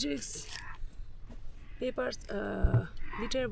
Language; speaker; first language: English; non-native, learner; Tibetan